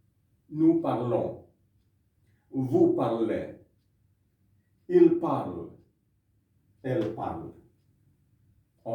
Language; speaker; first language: French; non-native, fluent; Indonesian